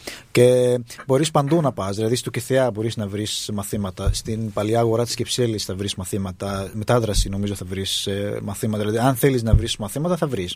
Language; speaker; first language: Greek; non-native, fluent; Arabic